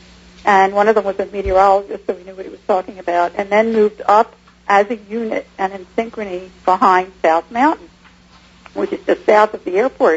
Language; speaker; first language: English; native; English